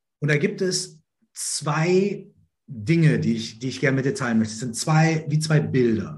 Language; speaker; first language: German; native; German